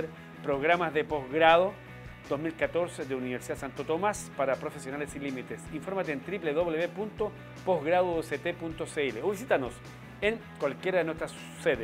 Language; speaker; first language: Spanish; native; Spanish